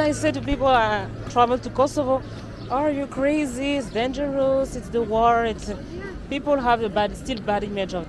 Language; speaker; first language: English; non-native, learner; French